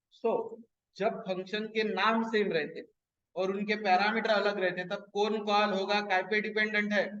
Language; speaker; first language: Hindi; non-native, local second language; Marathi